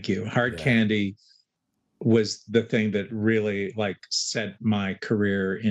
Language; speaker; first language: English; native; English